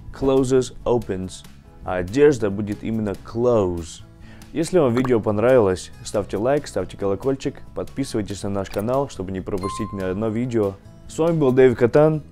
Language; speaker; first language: Russian; early bilingual, heritage; Russian